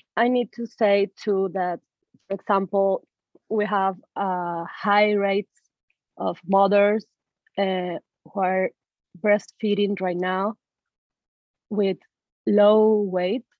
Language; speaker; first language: English; non-native, learner; Spanish